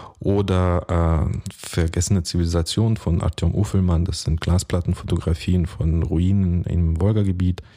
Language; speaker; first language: German; early bilingual, other home language; Russian